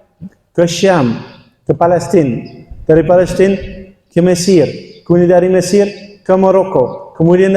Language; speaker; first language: Indonesian; non-native, fluent; Dutch